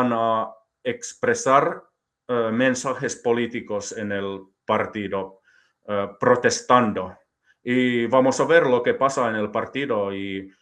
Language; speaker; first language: Spanish; non-native, fluent; Finnish